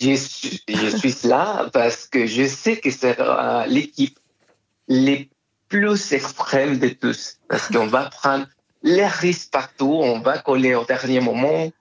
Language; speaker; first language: French; non-native, fluent; Spanish